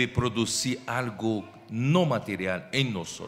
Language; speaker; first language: Spanish; non-native, fluent; Portuguese